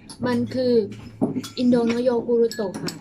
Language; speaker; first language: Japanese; non-native, learner; Thai